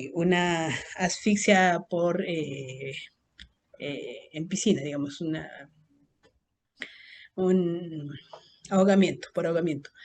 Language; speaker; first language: Spanish; native; Spanish